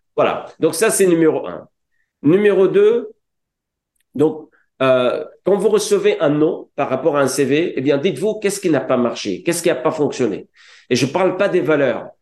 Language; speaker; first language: French; non-native, local second language; Arabic